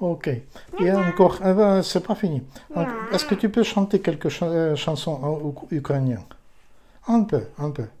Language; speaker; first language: French; non-native, learner; Ukrainian